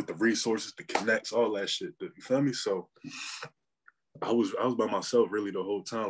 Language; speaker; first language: English; native; English